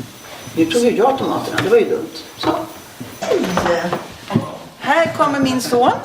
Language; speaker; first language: Swedish; native; Swedish